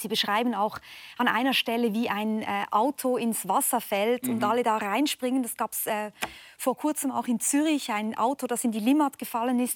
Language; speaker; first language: German; native; German